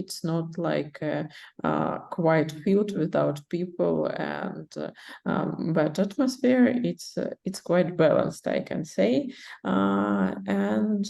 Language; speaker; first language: English; non-native, learner; Russian